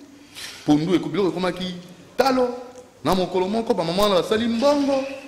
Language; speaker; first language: French; non-native, local second language; Lingala